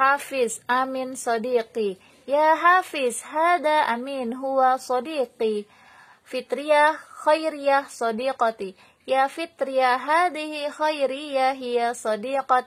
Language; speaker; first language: Arabic; non-native, fluent; Indonesian